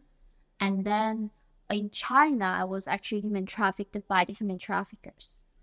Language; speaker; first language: English; non-native, fluent; Korean